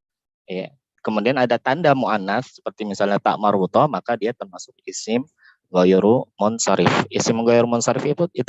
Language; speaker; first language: Indonesian; native; Indonesian